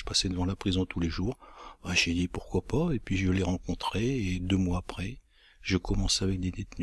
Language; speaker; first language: French; native; French